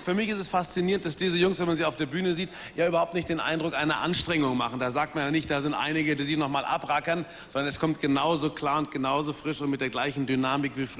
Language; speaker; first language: German; native; German